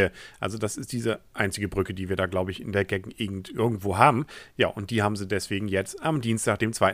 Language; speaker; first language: German; native; German